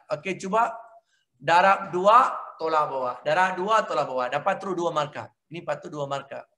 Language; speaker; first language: Malay; native; Malay